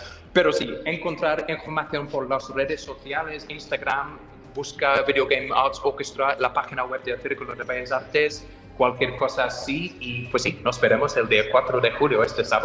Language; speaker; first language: Spanish; non-native, fluent; English